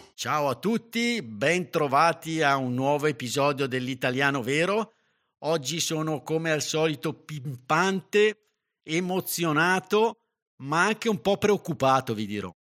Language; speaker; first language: Italian; native; Italian